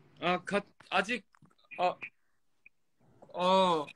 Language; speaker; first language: Korean; early bilingual, heritage; Korean